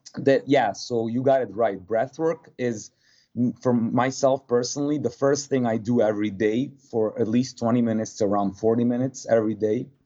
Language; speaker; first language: English; non-native, fluent; Serbian